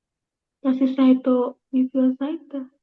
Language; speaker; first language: German; non-native, learner; Indonesian